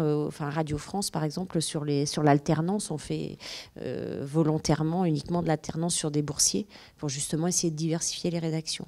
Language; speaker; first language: French; native; French